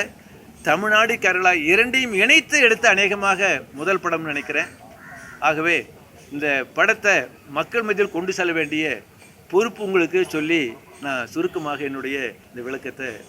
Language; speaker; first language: Tamil; native; Tamil